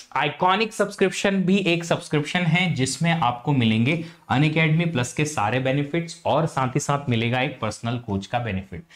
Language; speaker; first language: Hindi; native; Hindi